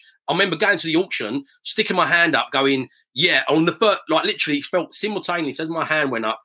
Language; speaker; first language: English; native; English